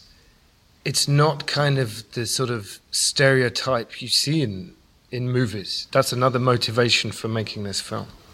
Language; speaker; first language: English; native; English